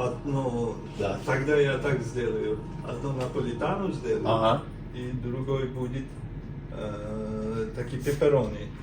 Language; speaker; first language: Russian; non-native, learner; Uzbek